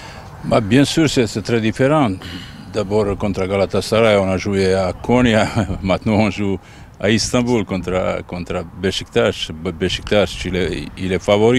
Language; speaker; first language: French; non-native, fluent; Bosnian